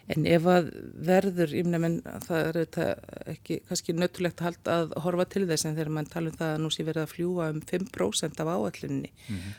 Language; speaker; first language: Icelandic; native; Icelandic